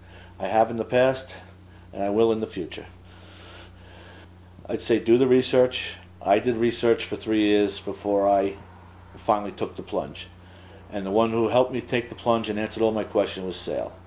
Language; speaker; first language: English; native; English